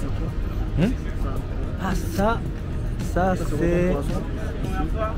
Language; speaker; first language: French; non-native, learner; Japanese